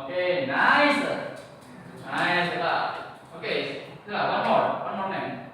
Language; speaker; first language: English; non-native, learner; Indonesian